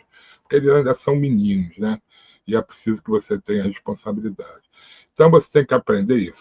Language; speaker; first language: Portuguese; native; Portuguese